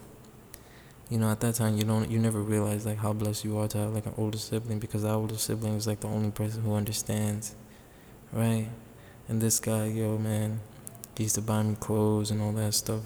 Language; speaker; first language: English; native; English